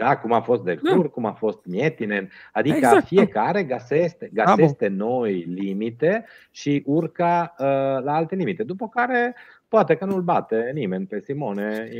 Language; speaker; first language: Romanian; non-native, fluent; Italian